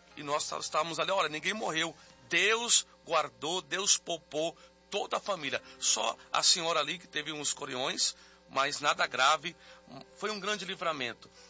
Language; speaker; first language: Portuguese; native; Portuguese